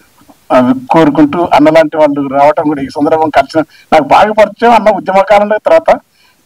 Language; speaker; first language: Telugu; native; Telugu